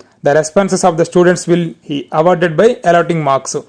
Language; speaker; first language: English; non-native, local second language; Telugu